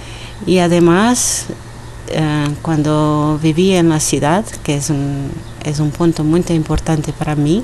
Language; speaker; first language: Spanish; non-native, learner; Portuguese